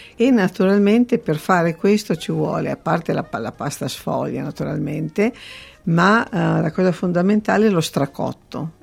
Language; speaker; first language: Italian; native; Italian